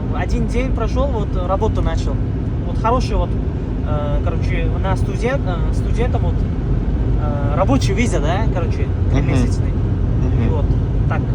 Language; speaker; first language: Russian; non-native, learner; Uzbek